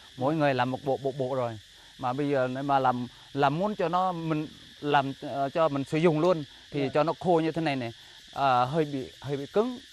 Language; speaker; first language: Vietnamese; non-native, local second language; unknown